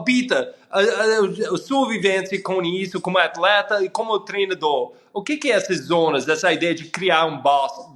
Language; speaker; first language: Portuguese; non-native, fluent; English